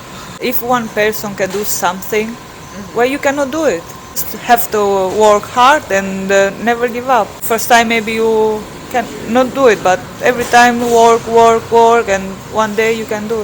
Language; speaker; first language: English; non-native, fluent; Greek